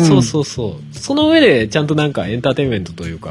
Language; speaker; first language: Japanese; native; Japanese